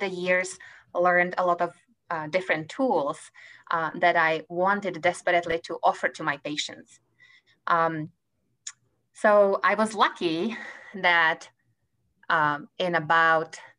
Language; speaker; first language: English; non-native, fluent; Czech